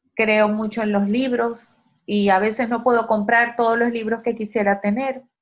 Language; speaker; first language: Spanish; native; Spanish